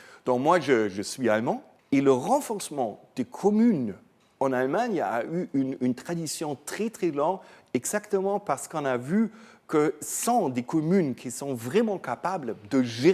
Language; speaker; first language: French; non-native, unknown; German